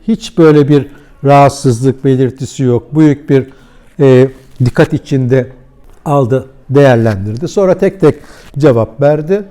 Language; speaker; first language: Turkish; early bilingual, heritage; Turkish